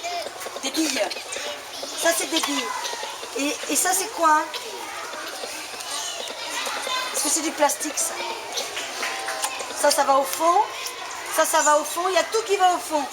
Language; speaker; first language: French; native; French